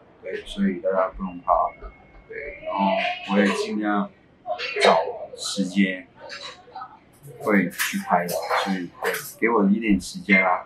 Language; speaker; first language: Chinese; non-native, local second language; Cantonese